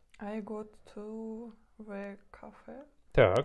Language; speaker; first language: English; non-native, learner; Russian